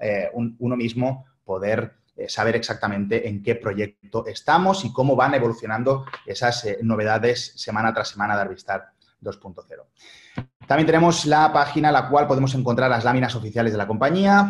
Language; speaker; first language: Spanish; native; Spanish